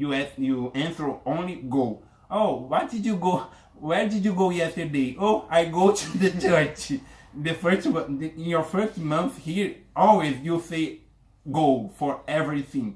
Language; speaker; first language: English; non-native, learner; Portuguese